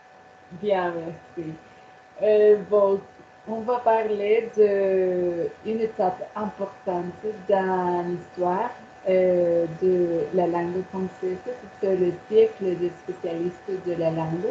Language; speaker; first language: French; non-native, learner; Spanish